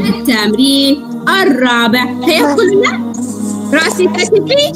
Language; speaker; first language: Arabic; non-native, fluent; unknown